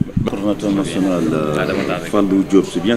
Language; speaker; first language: French; non-native, local second language; Wolof